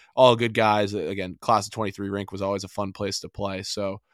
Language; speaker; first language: English; native; English